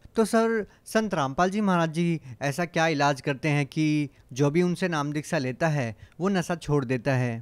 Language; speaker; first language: Hindi; native; Hindi